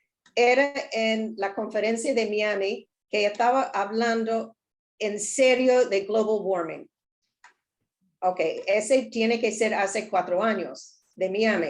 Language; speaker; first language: Spanish; non-native, learner; English